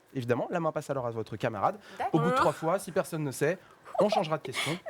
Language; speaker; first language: French; native; French